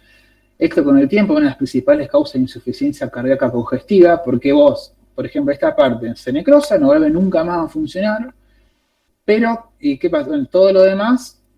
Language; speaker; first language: Spanish; native; Spanish